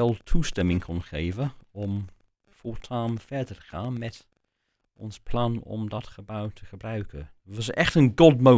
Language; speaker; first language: Dutch; non-native, fluent; English